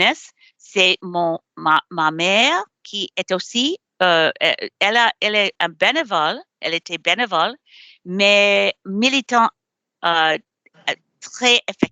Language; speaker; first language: French; non-native, learner; English